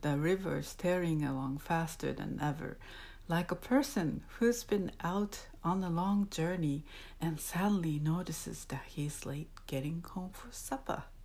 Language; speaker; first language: English; non-native, fluent; Japanese